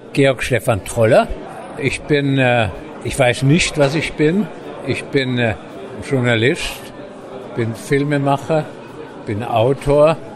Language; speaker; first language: German; native; German